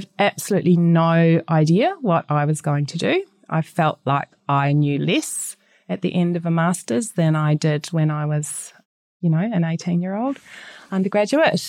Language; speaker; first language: English; native; English